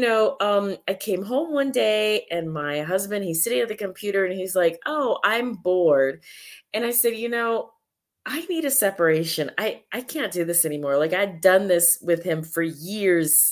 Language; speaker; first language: English; early bilingual, other home language; Spanish